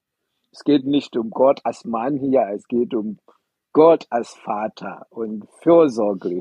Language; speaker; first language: German; non-native, fluent; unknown